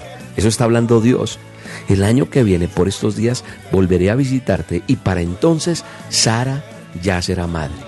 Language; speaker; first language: Spanish; native; Spanish